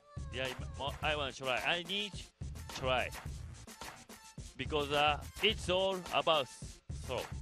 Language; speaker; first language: English; non-native, learner; Japanese